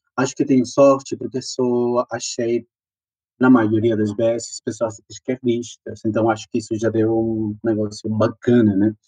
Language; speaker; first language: Portuguese; non-native, fluent; Spanish